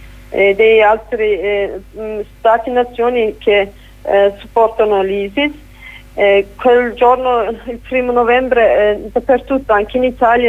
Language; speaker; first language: Italian; non-native, fluent; Kurdish